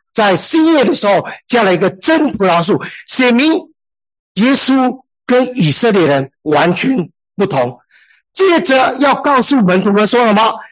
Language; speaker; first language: Chinese; native; Chinese